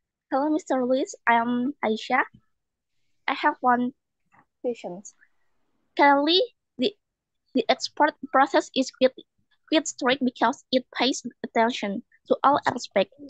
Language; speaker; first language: English; non-native, learner; Indonesian